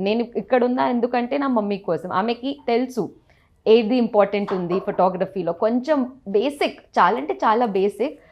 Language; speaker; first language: Telugu; non-native, local second language; Gujarati